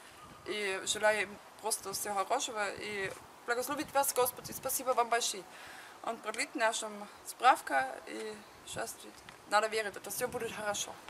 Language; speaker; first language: Russian; non-native, learner; German